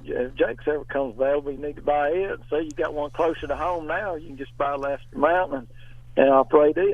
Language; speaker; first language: English; native; English